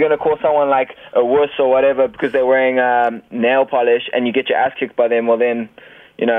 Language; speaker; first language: English; native; English